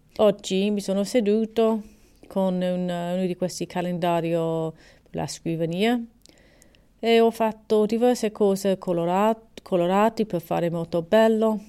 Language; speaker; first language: Italian; non-native, learner; English